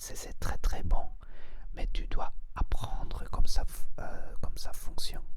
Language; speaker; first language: French; non-native, learner; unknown